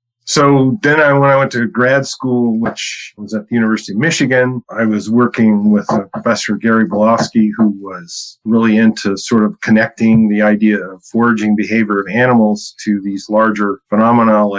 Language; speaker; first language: English; native; English